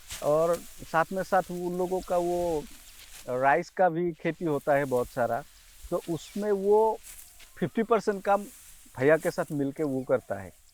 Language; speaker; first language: Hindi; non-native, local second language; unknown